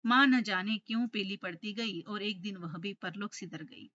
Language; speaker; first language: Hindi; non-native, local second language; Telugu